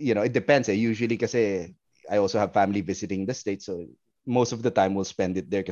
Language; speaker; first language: English; non-native, local second language; Filipino